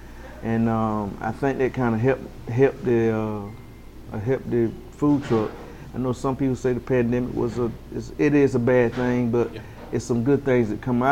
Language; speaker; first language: English; native; English